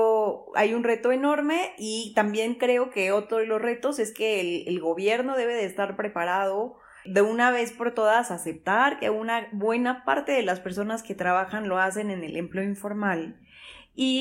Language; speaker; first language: Spanish; native; Spanish